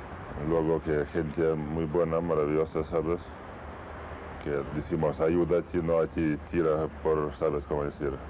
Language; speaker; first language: Spanish; non-native, learner; Lithuanian